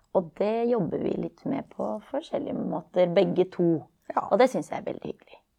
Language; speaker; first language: Norwegian; early bilingual, other home language; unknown